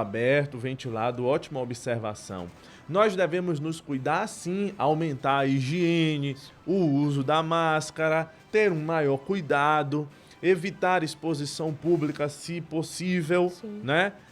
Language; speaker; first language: Portuguese; native; Portuguese